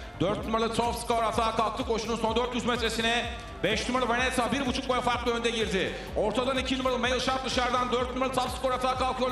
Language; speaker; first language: Turkish; native; Turkish